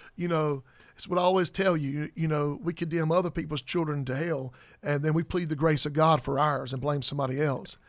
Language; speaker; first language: English; native; English